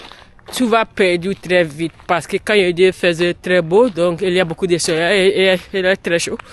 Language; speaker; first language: French; non-native, learner; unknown